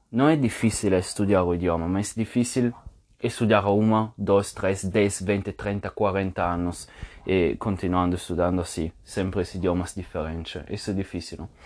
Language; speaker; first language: Portuguese; non-native, fluent; Italian